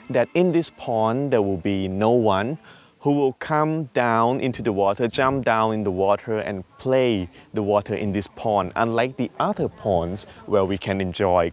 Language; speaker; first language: English; non-native, fluent; Thai